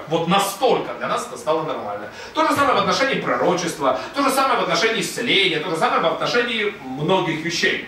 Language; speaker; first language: Russian; native; Russian